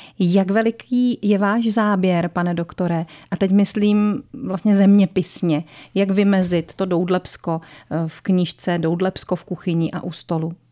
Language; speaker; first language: Czech; native; Czech